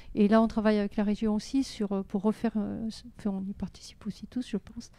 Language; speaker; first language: French; native; French